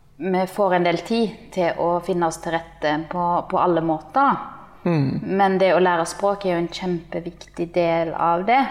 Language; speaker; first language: Norwegian; native; Norwegian